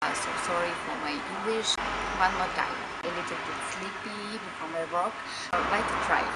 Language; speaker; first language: English; non-native, learner; Russian